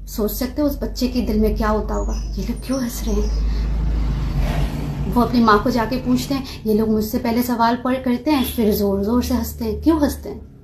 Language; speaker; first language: Hindi; non-native, local second language; Bangla